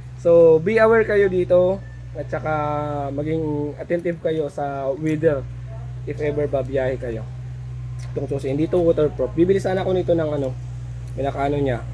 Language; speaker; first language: Filipino; non-native, local second language; Waray